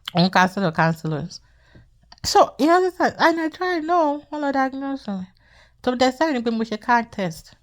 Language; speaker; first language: English; non-native, local second language; Yoruba